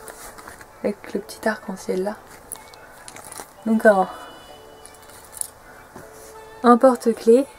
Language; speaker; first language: French; native; French